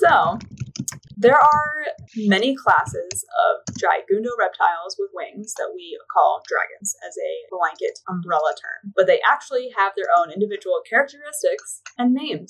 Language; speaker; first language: English; native; English